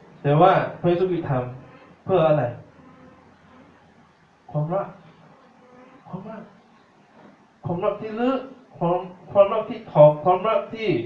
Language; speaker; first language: Thai; non-native, fluent; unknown